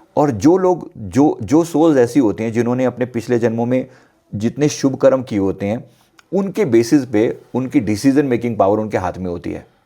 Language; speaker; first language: Hindi; native; Hindi